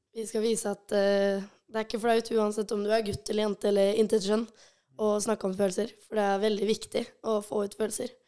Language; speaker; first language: Norwegian; early bilingual, other home language; Albanian